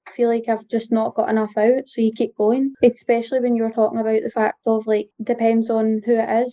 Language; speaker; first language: English; native; English